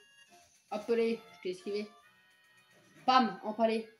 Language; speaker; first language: French; native; French